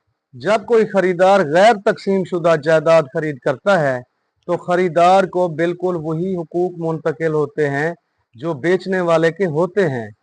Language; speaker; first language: Hindi; non-native, local second language; Punjabi